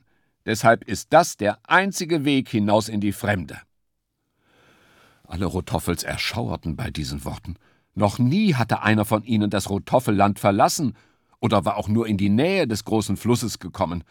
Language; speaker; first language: German; native; German